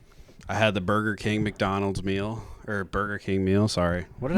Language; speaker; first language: English; native; English